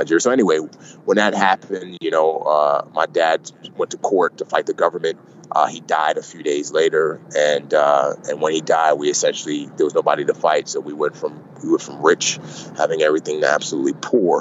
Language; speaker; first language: English; native; English